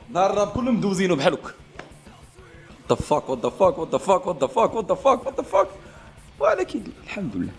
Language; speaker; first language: Arabic; native; Arabic